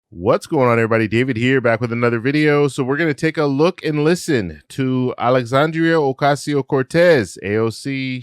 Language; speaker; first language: English; native; English